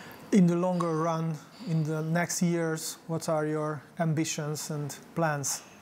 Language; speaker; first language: English; non-native, fluent; Hungarian